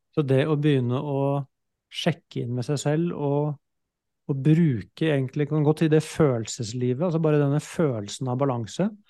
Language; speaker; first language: Norwegian; native; Norwegian